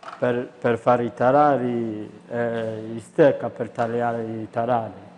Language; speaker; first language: Italian; non-native, learner; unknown